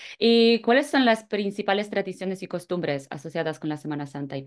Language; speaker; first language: Spanish; non-native, fluent; Polish